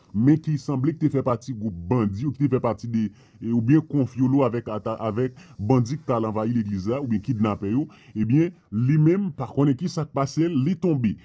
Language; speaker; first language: Haitian Creole; non-native, fluent; Spanish